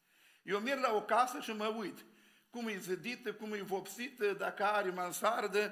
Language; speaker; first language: Romanian; native; Romanian